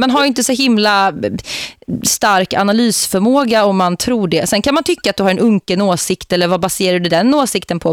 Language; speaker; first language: Swedish; native; Swedish